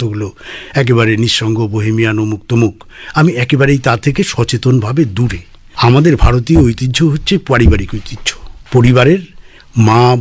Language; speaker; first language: Bangla; native; Bangla